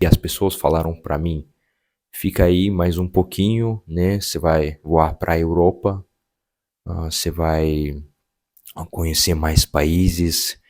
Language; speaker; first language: Portuguese; non-native, fluent; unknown